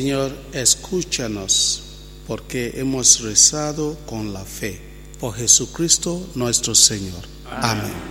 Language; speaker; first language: Spanish; non-native, fluent; Italian